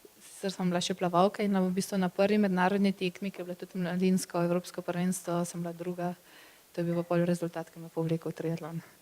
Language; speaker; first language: Slovenian; native; Slovenian